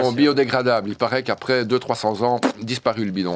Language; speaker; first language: French; native; French